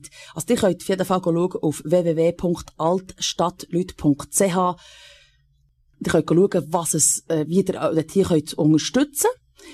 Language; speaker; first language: German; native; German